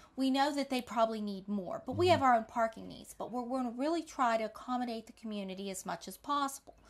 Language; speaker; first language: English; native; English